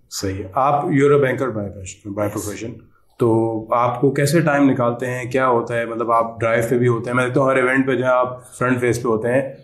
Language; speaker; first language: Urdu; native; Urdu